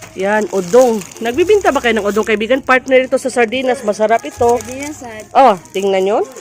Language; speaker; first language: Filipino; non-native, local second language; Cebuano